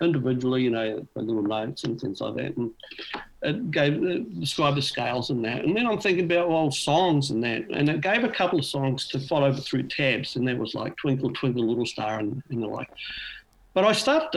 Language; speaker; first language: English; native; English